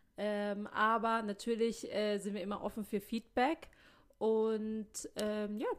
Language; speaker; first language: German; early bilingual, other home language; Filipino